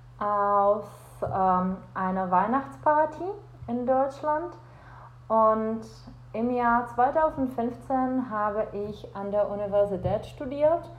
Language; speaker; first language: German; non-native, fluent; Czech